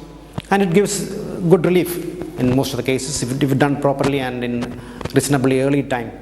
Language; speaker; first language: English; non-native, local second language; Malayalam